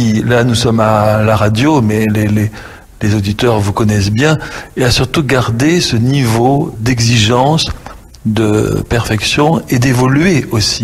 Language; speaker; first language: French; native; French